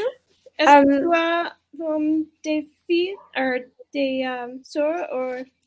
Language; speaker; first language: French; non-native, learner; English